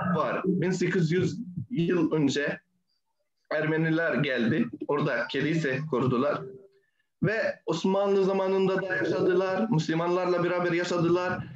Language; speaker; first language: Turkish; non-native, fluent; Arabic